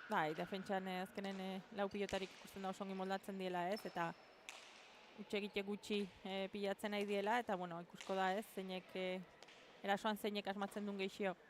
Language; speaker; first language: Basque; native; Basque